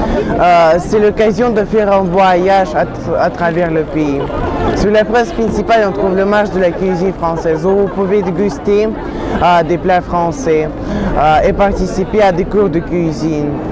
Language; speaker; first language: French; non-native, learner; Russian